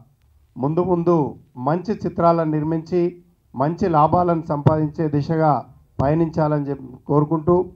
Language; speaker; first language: Telugu; native; Telugu